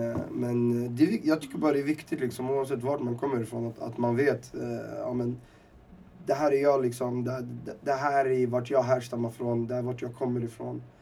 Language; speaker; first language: Swedish; early bilingual, other home language; Arabic